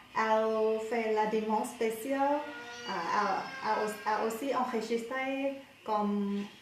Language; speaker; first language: French; non-native, learner; Thai